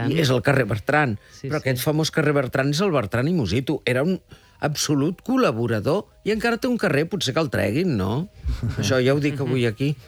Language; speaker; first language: Catalan; early bilingual, heritage; Catalan